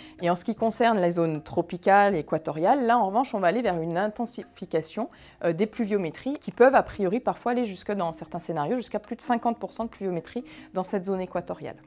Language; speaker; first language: French; native; French